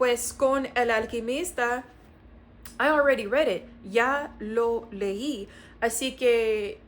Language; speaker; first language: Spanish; non-native, learner; English